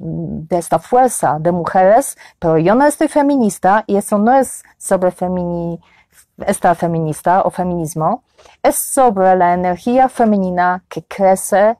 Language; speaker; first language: Spanish; non-native, learner; Polish